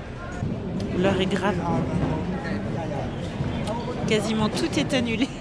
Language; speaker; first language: French; native; French